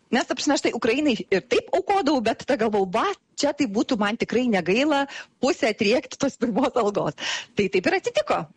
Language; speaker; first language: Lithuanian; native; Lithuanian